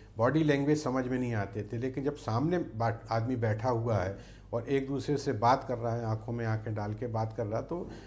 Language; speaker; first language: Hindi; native; Hindi